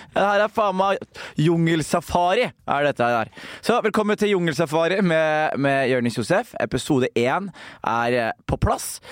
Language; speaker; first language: Norwegian; early bilingual, other home language; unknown